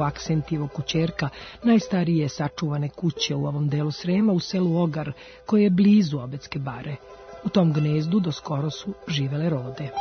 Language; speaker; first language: Serbian; native; Serbian